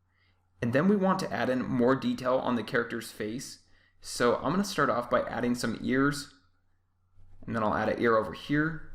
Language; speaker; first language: English; native; English